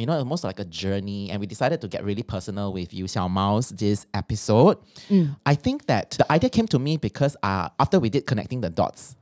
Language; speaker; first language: English; non-native, local second language; Chinese